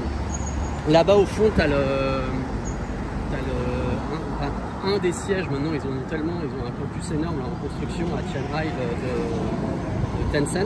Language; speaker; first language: French; native; French